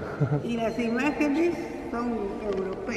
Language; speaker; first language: Spanish; native; Spanish